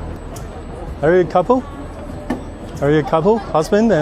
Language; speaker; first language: English; non-native, learner; Chinese